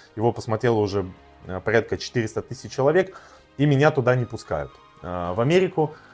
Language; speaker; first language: Russian; native; Russian